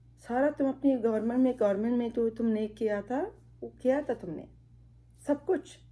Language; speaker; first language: Urdu; non-native, fluent; Pashto